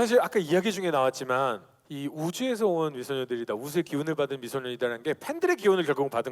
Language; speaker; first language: Korean; native; Korean